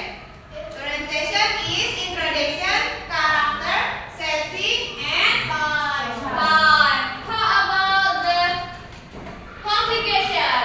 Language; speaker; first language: English; non-native, learner; Indonesian